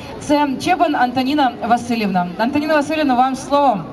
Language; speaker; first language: Ukrainian; native; Ukrainian